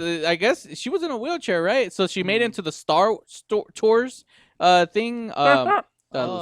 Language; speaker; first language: English; native; English